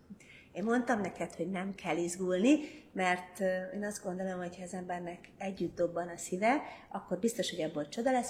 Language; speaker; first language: Hungarian; native; Hungarian